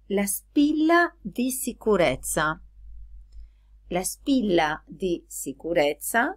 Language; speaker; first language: Italian; non-native, fluent; Albanian